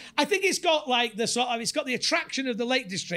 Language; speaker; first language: English; native; English